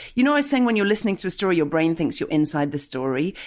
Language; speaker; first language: English; native; English